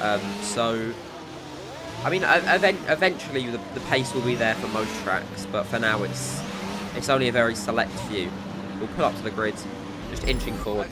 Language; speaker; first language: English; native; English